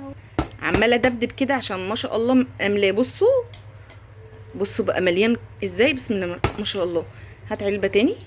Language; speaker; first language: Arabic; native; Arabic